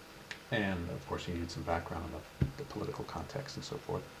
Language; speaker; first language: English; native; English